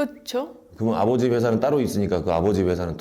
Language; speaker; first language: Korean; native; Korean